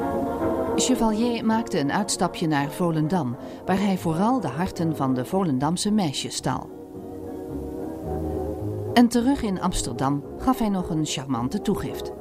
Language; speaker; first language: Dutch; native; Dutch